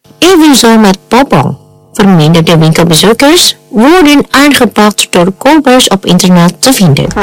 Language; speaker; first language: Dutch; non-native, fluent; Indonesian